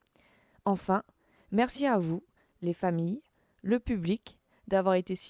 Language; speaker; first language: French; native; French